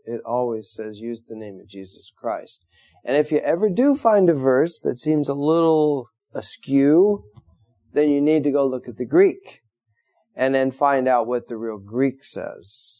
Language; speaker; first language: English; native; English